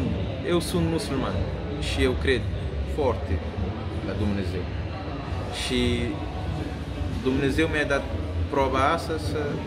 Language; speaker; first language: Romanian; non-native, learner; Kabuverdianu